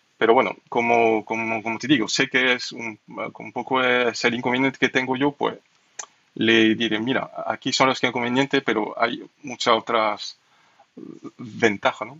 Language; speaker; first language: Spanish; non-native, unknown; French